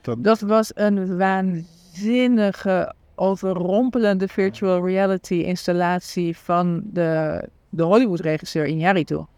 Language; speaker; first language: Dutch; native; Dutch